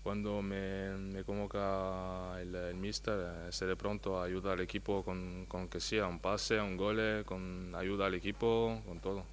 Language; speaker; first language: Spanish; non-native, fluent; French